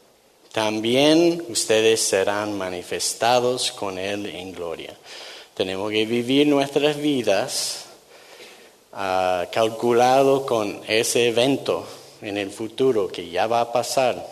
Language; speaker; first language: Spanish; non-native, fluent; English